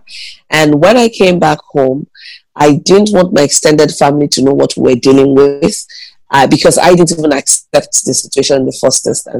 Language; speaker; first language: English; non-native, local second language; Igbo